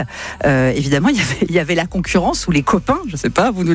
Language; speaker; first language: French; native; French